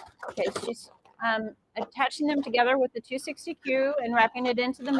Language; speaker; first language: English; native; English